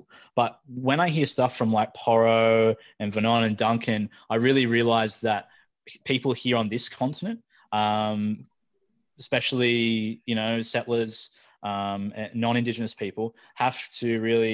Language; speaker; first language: English; native; English